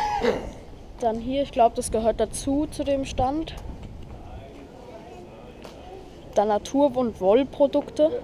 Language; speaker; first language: German; native; German